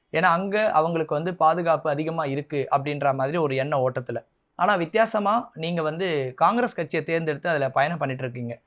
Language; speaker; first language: Tamil; native; Tamil